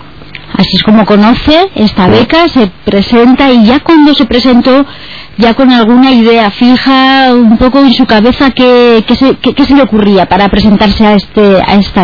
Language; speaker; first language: Spanish; native; Spanish